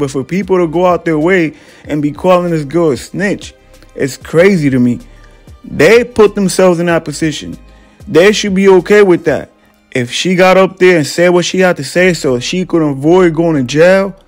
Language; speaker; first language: English; native; English